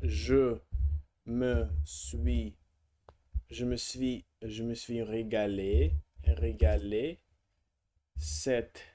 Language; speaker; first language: French; non-native, learner; Russian